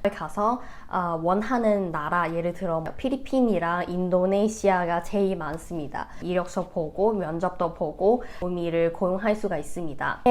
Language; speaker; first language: Korean; non-native, fluent; Cantonese